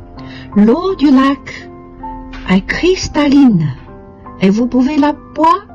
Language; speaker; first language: French; non-native, fluent; Chinese